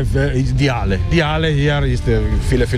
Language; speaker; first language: German; non-native, learner; Italian